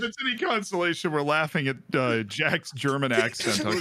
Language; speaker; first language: English; native; English